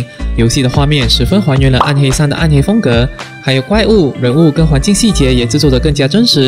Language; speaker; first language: Chinese; native; Chinese